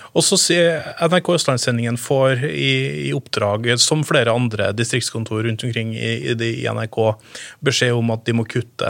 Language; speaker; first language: Norwegian; native; Norwegian